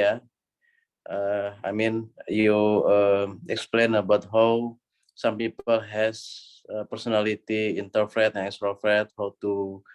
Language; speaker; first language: English; non-native, learner; Indonesian